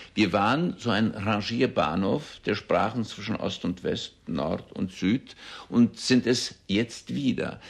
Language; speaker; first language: German; early bilingual, heritage; German